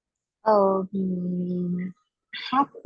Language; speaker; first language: English; non-native, learner; Vietnamese